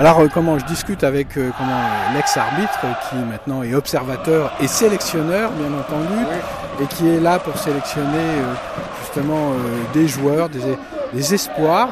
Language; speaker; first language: French; native; French